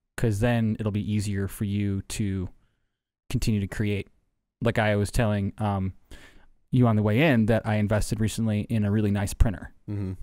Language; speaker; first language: English; native; English